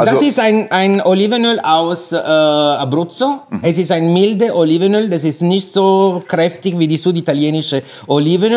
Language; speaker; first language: German; non-native, fluent; Italian